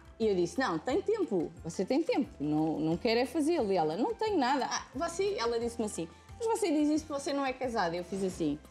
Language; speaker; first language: Portuguese; native; Portuguese